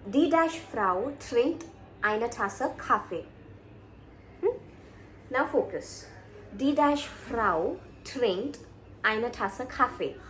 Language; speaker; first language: German; non-native, fluent; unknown